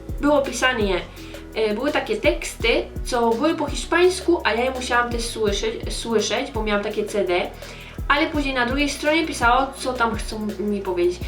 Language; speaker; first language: Polish; early bilingual, heritage; Polish